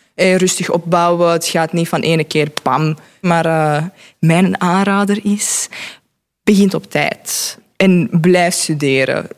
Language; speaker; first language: Dutch; non-native, fluent; Croatian